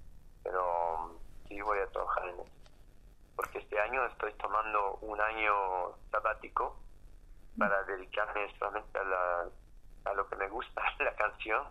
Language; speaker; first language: Spanish; non-native, fluent; French